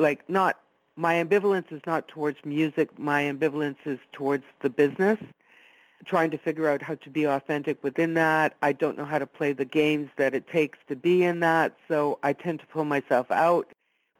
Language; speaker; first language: English; non-native, fluent; Italian